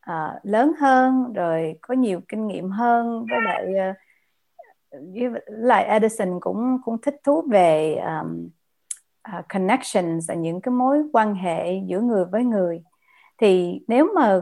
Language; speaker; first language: Vietnamese; native; Vietnamese